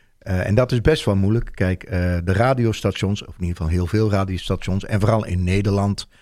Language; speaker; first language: Dutch; native; Dutch